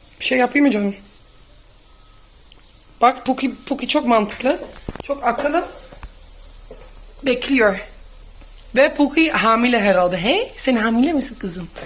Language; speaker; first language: Turkish; early bilingual, heritage; Turkish